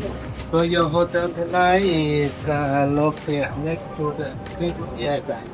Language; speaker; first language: English; non-native, learner; Thai